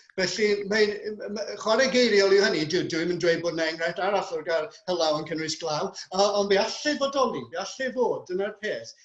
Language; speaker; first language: Welsh; non-native, local second language; English